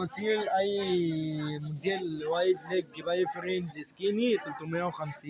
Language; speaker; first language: Arabic; native; Arabic